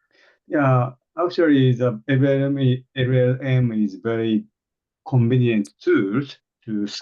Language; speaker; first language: English; non-native, fluent; Japanese